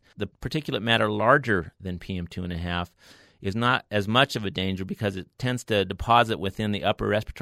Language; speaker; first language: English; native; English